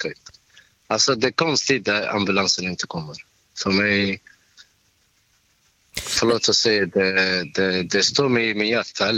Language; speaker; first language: Swedish; non-native, learner; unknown